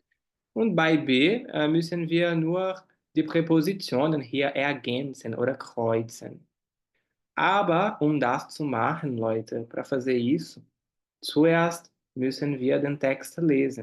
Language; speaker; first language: German; non-native, fluent; Portuguese